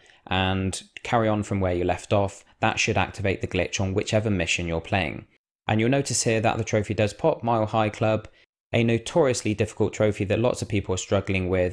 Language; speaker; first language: English; native; English